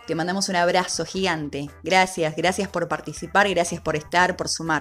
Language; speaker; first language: Spanish; native; Spanish